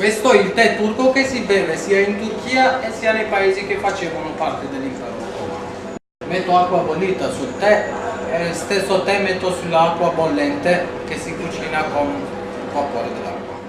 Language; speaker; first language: Italian; non-native, fluent; Turkish